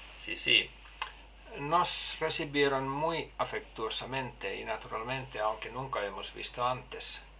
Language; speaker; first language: Spanish; non-native, fluent; Finnish